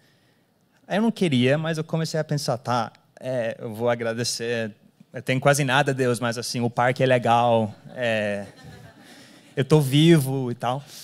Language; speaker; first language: Portuguese; non-native, fluent; English